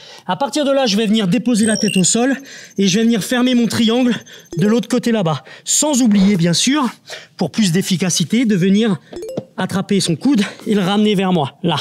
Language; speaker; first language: French; native; French